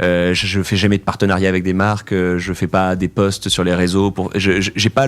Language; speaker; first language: French; native; French